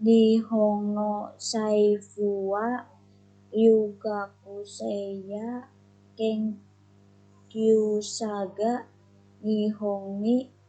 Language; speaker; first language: Japanese; non-native, learner; Indonesian